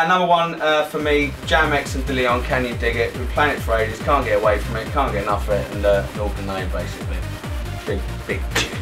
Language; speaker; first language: English; native; English